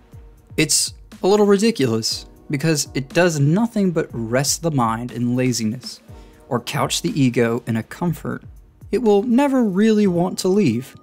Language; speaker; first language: English; native; English